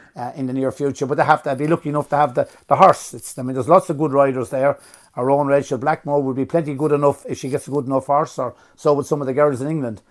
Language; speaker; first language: English; native; English